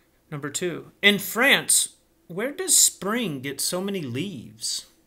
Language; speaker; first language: English; native; English